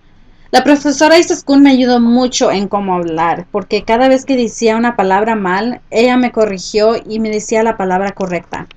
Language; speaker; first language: Spanish; early bilingual, heritage; Spanish